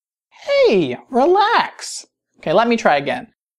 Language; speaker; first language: English; native; English